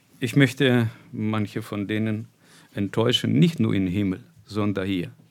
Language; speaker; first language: German; non-native, fluent; Russian